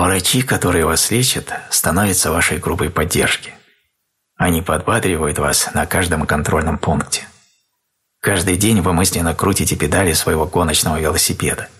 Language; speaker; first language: Russian; native; Russian